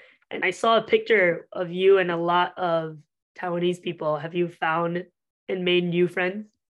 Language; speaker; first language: English; early bilingual, other home language; Chinese